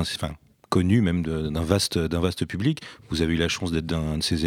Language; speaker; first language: French; native; French